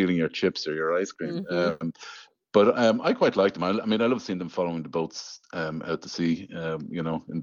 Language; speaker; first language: English; native; English